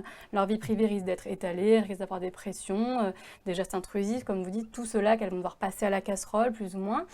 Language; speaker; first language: French; native; French